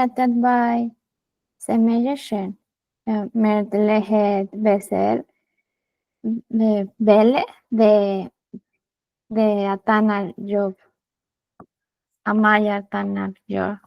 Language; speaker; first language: Hungarian; non-native, learner; Spanish